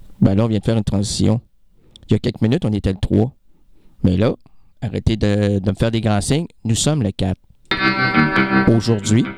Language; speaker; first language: French; native; French